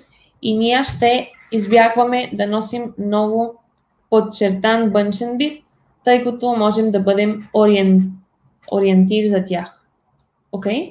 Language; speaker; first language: Bulgarian; non-native, fluent; Spanish